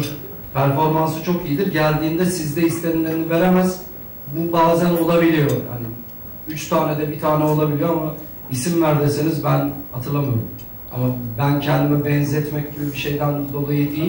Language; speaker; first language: Turkish; native; Turkish